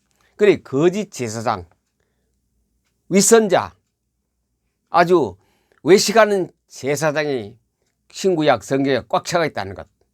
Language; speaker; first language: Korean; native; Korean